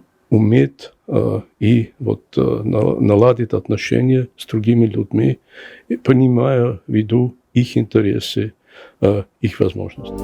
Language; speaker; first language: Russian; non-native, fluent; German